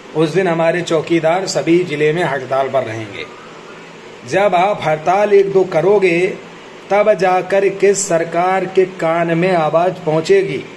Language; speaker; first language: Hindi; native; Hindi